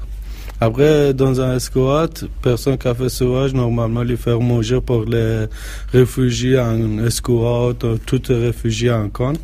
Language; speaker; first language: French; non-native, learner; Persian